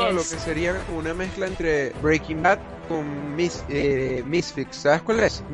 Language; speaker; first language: Spanish; native; Spanish